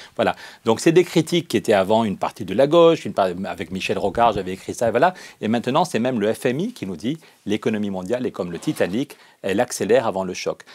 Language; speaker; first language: French; native; French